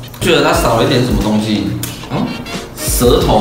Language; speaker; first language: Chinese; native; Chinese